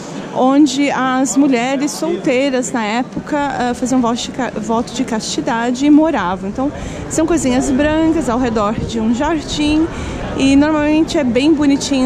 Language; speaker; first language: Portuguese; native; Portuguese